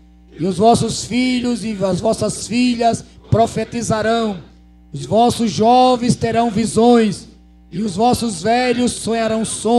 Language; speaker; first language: Portuguese; native; Portuguese